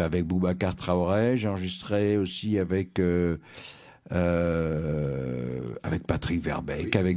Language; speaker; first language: French; native; French